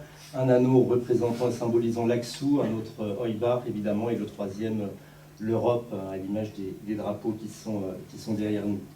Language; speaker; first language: French; native; French